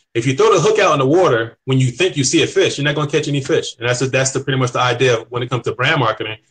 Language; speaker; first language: English; native; English